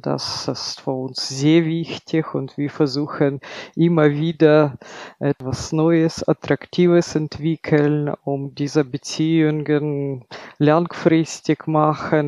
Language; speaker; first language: German; non-native, fluent; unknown